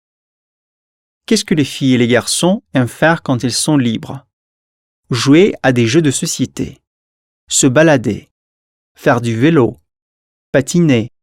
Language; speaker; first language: French; non-native, fluent; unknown